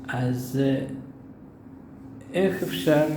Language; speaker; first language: Hebrew; non-native, fluent; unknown